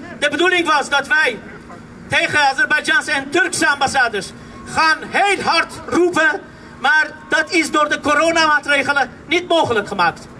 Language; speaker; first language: Dutch; non-native, fluent; Armenian